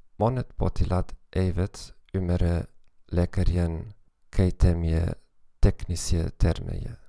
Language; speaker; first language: Finnish; non-native, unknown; German